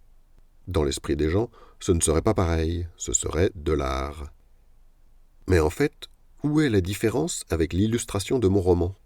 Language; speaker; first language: French; native; French